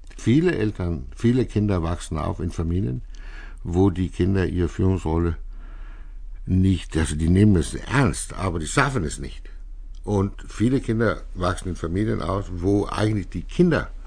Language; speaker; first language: German; non-native, fluent; Danish